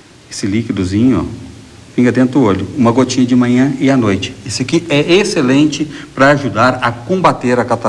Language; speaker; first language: Portuguese; native; Portuguese